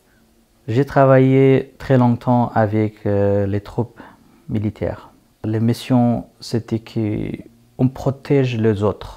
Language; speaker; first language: French; non-native, learner; Persian